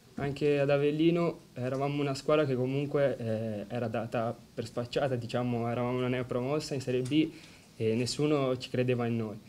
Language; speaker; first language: Italian; native; Italian